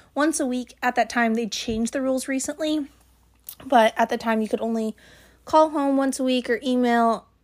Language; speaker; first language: English; native; English